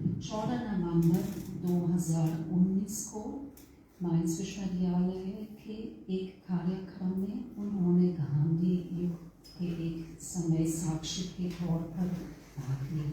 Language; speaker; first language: Hindi; non-native, fluent; German